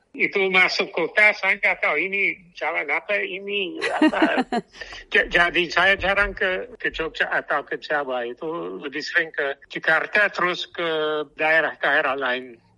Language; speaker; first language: Indonesian; non-native, fluent; English